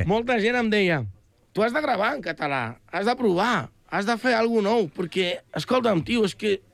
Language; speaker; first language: Catalan; early bilingual, other home language; Spanish